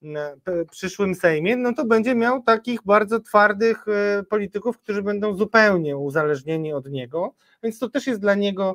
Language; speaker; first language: Polish; native; Polish